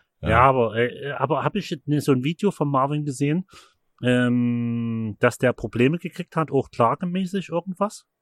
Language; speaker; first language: German; native; German